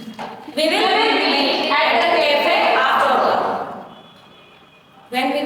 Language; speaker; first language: English; non-native, learner; Hindi